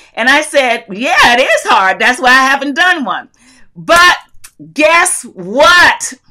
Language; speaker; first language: English; native; English